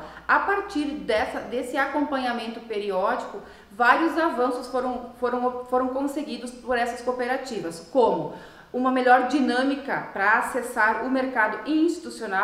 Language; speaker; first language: Portuguese; native; Portuguese